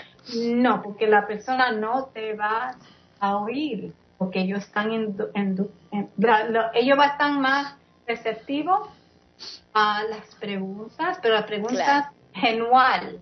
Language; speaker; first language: Spanish; early bilingual, heritage; English